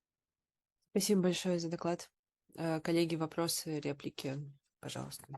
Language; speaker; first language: Russian; native; Russian